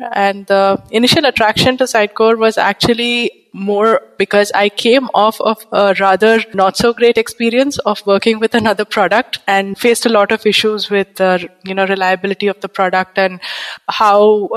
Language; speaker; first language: English; non-native, local second language; Bangla